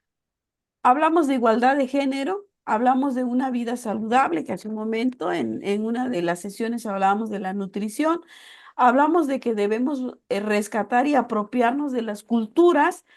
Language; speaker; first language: Spanish; native; Spanish